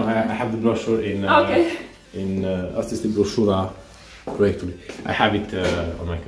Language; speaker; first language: English; non-native, learner; Romanian